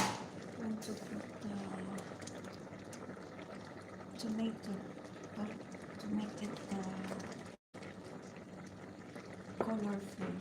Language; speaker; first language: English; non-native, learner; Bikol